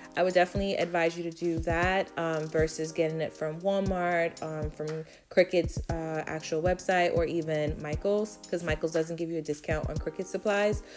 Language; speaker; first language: English; native; English